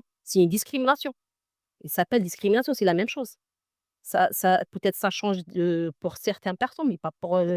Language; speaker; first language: French; non-native, learner; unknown